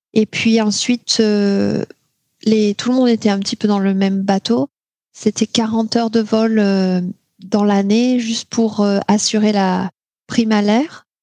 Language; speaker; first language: French; native; French